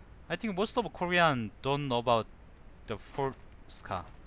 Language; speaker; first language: English; non-native, learner; Korean